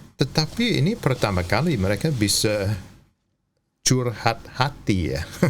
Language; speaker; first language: Indonesian; non-native, fluent; English